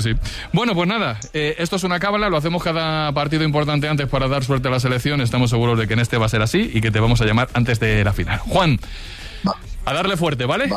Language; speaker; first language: Spanish; native; Spanish